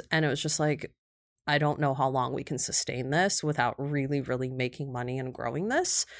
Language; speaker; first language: English; early bilingual, other home language; Russian